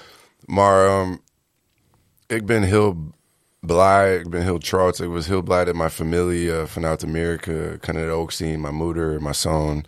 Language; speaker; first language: Dutch; non-native, learner; English